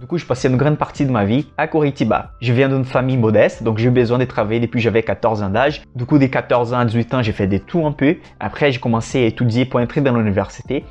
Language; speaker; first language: French; non-native, fluent; Portuguese